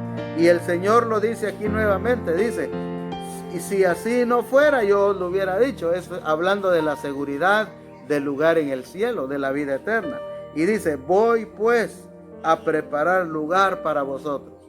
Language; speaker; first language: Spanish; native; Spanish